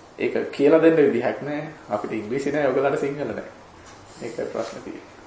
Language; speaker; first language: Sinhala; native; Sinhala